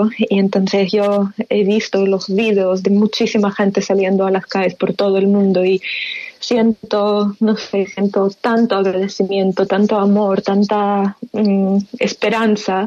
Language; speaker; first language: Spanish; non-native, fluent; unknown